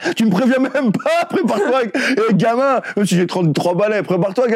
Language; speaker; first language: French; native; French